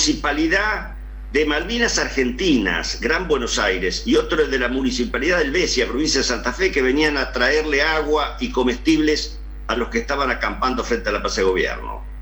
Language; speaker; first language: Spanish; native; Spanish